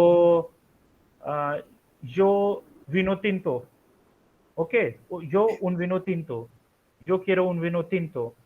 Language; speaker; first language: Spanish; non-native, fluent; Hindi